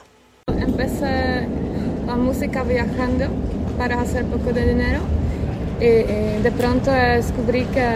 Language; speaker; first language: Spanish; non-native, learner; Czech